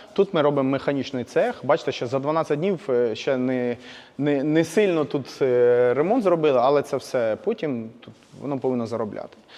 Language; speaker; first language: Ukrainian; native; Ukrainian